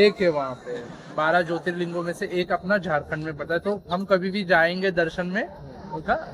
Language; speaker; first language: Hindi; non-native, local second language; Marathi